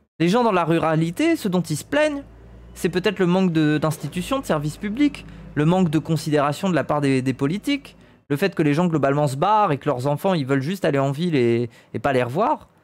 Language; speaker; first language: French; native; French